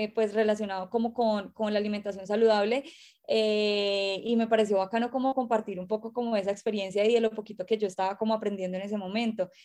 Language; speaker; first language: Spanish; native; Spanish